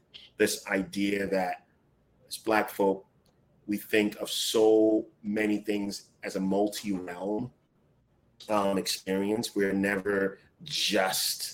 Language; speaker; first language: English; non-native, local second language; Akan